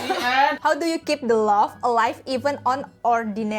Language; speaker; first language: English; non-native, learner; Indonesian